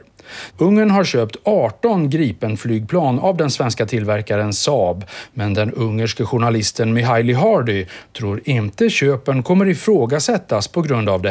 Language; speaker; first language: Swedish; native; Swedish